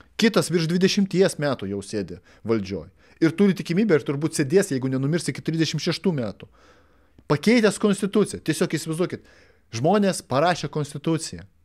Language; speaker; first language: Lithuanian; non-native, local second language; Russian